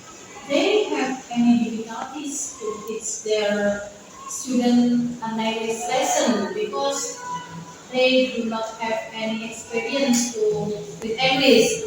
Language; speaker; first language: English; non-native, learner; Indonesian